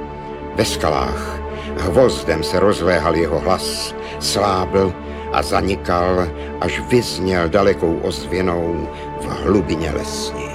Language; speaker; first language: Czech; native; Czech